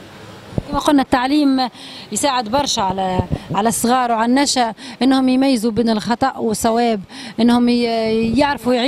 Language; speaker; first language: Arabic; native; Arabic